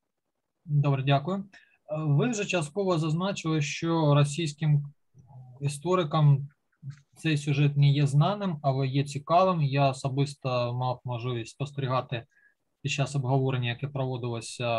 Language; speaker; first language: Ukrainian; native; Ukrainian